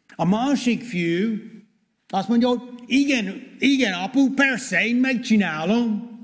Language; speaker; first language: Hungarian; non-native, learner; English